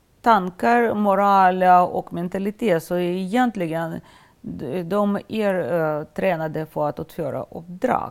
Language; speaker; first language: Swedish; non-native, fluent; Russian